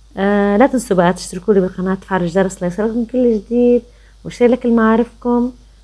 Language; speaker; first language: Arabic; native; Arabic